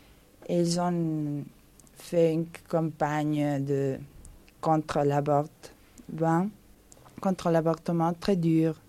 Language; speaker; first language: French; non-native, fluent; Spanish